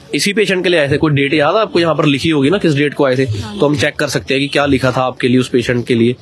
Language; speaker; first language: Hindi; non-native, local second language; Punjabi